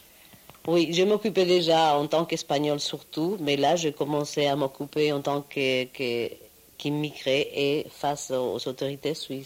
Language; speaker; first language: French; non-native, fluent; Spanish